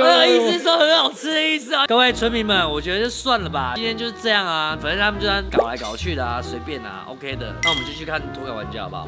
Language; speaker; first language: Chinese; native; Chinese